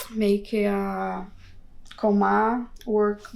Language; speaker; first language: English; non-native, learner; Portuguese